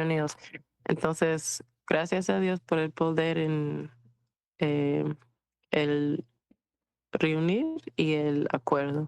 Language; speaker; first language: Spanish; non-native, fluent; English